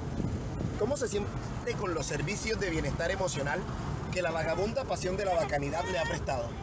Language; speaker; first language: Spanish; native; Spanish